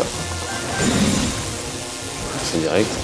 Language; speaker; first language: French; native; French